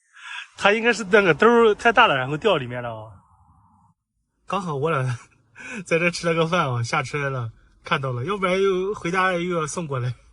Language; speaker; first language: Chinese; native; Chinese